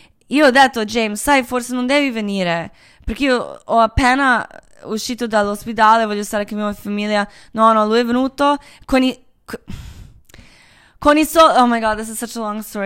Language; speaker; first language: Italian; non-native, fluent; Croatian